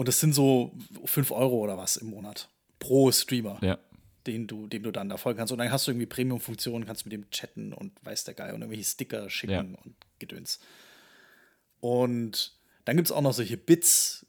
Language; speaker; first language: German; native; German